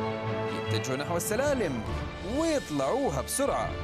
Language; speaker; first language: Arabic; native; Arabic